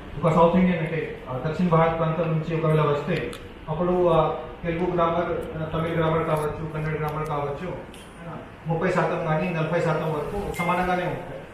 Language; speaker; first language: Telugu; non-native, fluent; Hindi